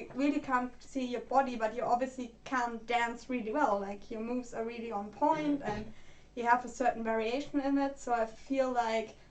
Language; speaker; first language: English; non-native, fluent; German